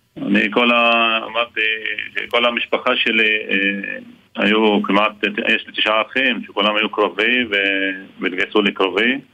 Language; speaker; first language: Hebrew; non-native, local second language; Arabic